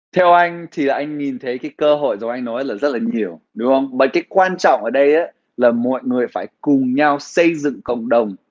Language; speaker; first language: Vietnamese; early bilingual, heritage; Vietnamese